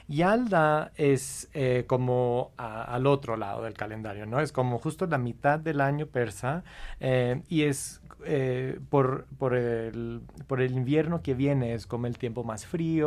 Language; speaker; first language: Spanish; non-native, fluent; English